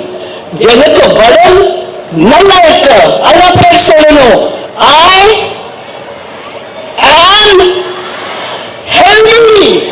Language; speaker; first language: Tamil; non-native, learner; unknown